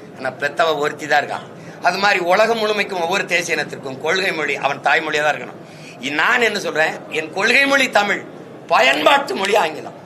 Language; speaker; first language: Tamil; native; Tamil